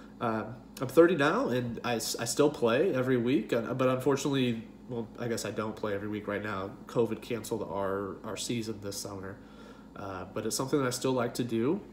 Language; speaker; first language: English; native; English